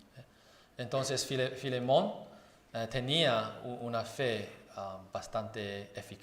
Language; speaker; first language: Spanish; non-native, fluent; Chinese